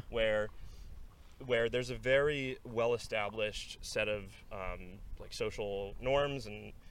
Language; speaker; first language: English; non-native, fluent; Norwegian